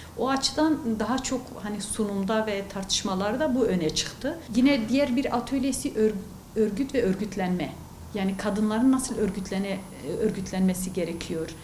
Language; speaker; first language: Turkish; non-native, local second language; Kurdish